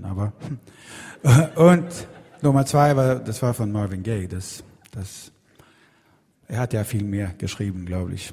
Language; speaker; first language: German; non-native, learner; Swedish